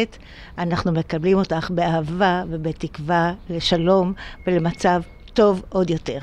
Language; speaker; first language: Hebrew; native; Hebrew